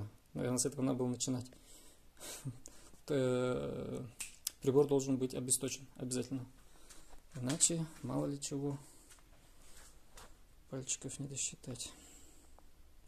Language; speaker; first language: Russian; native; Russian